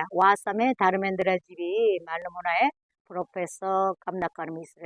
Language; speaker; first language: Hindi; non-native, learner; Korean